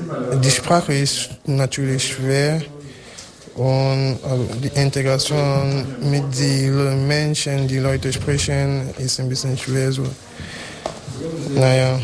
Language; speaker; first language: German; non-native, learner; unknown